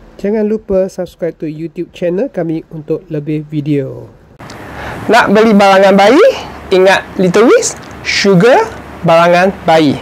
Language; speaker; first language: Malay; non-native, local second language; Chinese